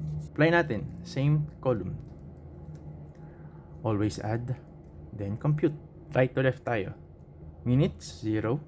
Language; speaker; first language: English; non-native, local second language; Filipino